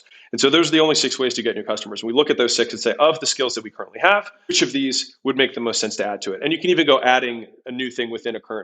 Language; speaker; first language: English; native; English